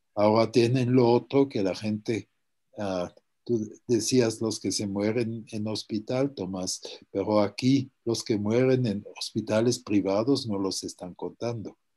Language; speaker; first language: Spanish; native; Spanish